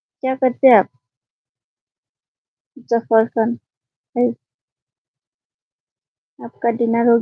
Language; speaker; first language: Hindi; non-native, local second language; Assamese